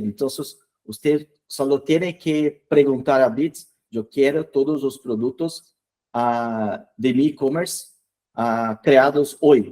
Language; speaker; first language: Spanish; non-native, fluent; Portuguese